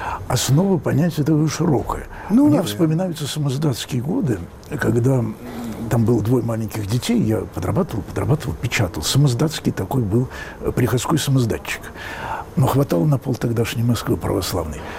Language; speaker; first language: Russian; native; Russian